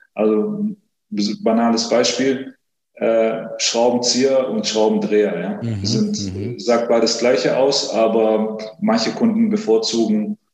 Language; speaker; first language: German; early bilingual, other home language; Greek